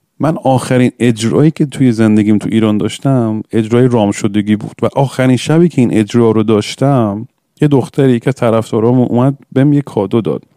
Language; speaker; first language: Persian; early bilingual, heritage; English